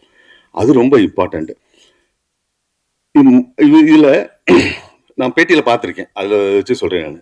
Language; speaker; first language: Tamil; native; Tamil